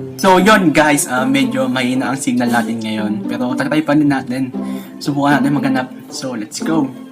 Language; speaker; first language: Filipino; native; Filipino